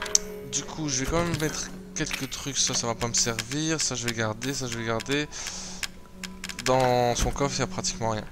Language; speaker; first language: French; native; French